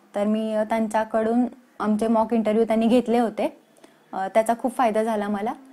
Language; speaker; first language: Marathi; native; Marathi